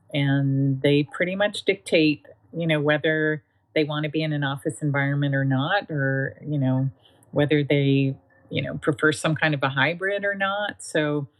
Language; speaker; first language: English; native; English